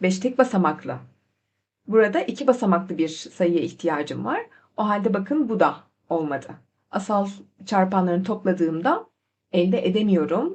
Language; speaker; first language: Turkish; native; Turkish